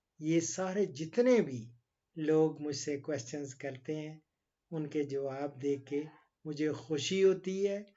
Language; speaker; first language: Urdu; non-native, local second language; Punjabi